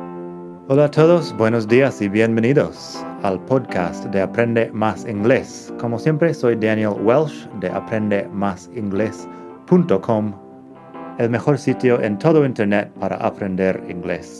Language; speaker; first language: Spanish; non-native, fluent; English